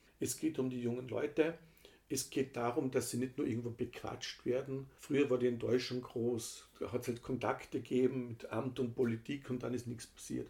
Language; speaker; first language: German; native; German